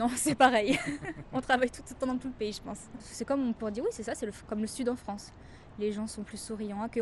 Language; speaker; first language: French; native; French